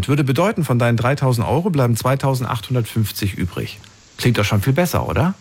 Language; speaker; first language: German; native; German